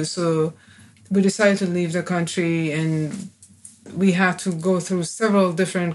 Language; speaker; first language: English; non-native, fluent; Persian